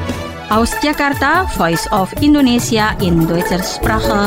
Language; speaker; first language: German; non-native, fluent; Indonesian